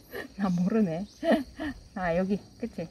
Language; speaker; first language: Korean; non-native, learner; Russian